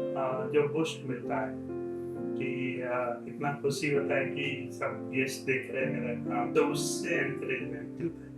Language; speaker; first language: Hindi; non-native, local second language; Gujarati